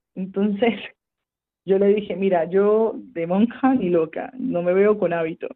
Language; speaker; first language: Spanish; native; Spanish